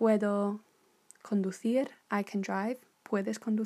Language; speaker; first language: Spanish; non-native, fluent; English